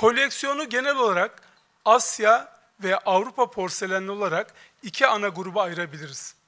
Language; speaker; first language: Turkish; native; Turkish